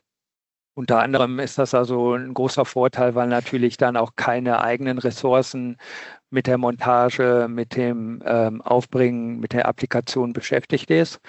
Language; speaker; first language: German; native; German